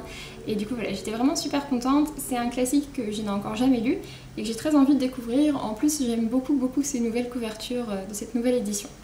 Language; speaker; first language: French; native; French